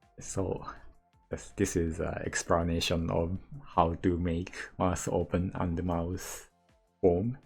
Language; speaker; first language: English; non-native, learner; Japanese